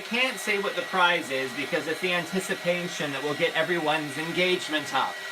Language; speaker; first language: English; native; English